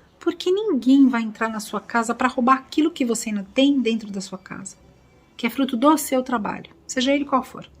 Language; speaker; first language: Portuguese; native; Portuguese